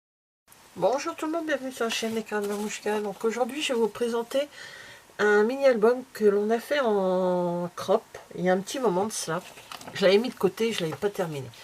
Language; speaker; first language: French; native; French